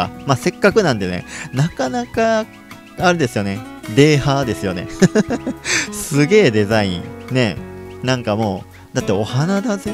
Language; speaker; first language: Japanese; native; Japanese